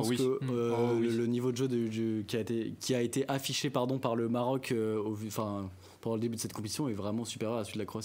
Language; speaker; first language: French; native; French